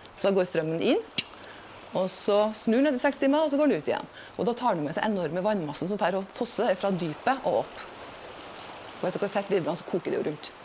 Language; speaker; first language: Norwegian; native; Norwegian